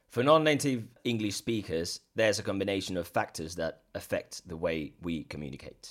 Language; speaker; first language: English; non-native, fluent; Spanish